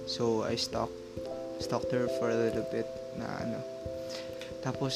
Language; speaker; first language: English; non-native, local second language; Filipino